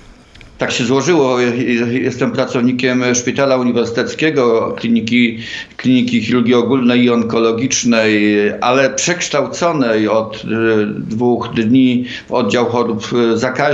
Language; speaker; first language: Polish; native; Polish